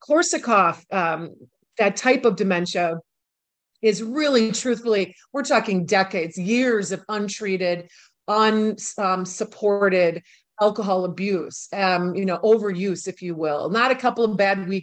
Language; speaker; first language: English; native; English